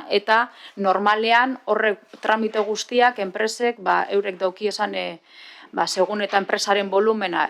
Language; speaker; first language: Basque; native; Basque